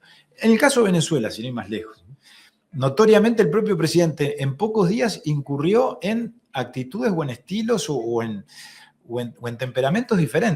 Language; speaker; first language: Spanish; native; Spanish